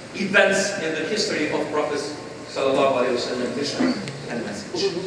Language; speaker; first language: English; non-native, fluent; Albanian